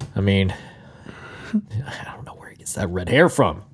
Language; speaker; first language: English; native; English